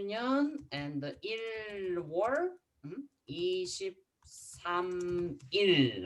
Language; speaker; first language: English; non-native, fluent; Korean